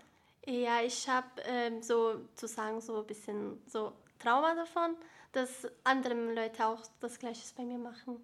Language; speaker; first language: German; early bilingual, other home language; Bosnian